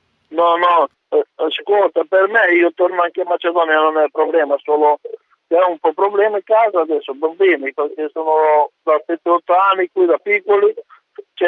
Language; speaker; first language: Italian; non-native, learner; Macedonian